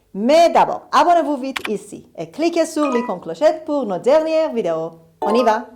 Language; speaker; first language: French; non-native, fluent; Persian